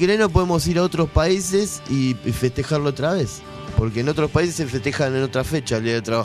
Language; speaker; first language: Spanish; native; Spanish